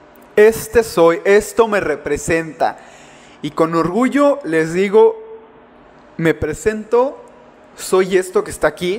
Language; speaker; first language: Spanish; native; Spanish